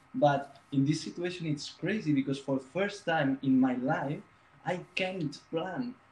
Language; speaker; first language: English; non-native, fluent; Spanish